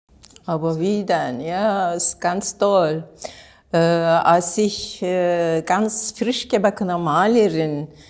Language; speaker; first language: German; non-native, learner; Turkish